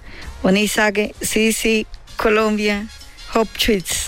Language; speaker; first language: German; non-native, learner; Spanish